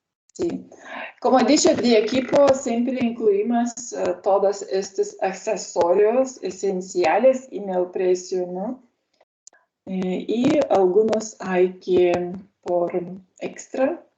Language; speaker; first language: Spanish; non-native, learner; Lithuanian